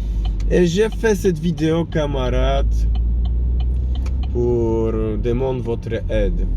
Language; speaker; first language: French; non-native, fluent; Polish